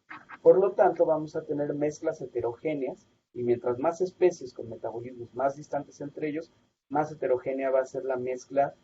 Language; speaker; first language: Spanish; native; Spanish